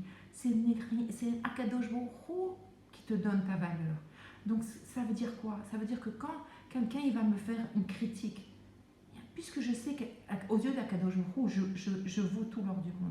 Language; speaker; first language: French; native; French